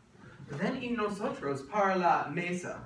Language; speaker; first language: Spanish; non-native, learner; English